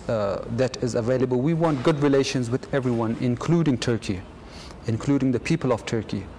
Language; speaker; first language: English; non-native, fluent; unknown